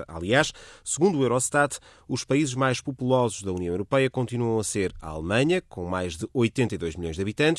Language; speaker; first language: Portuguese; native; Portuguese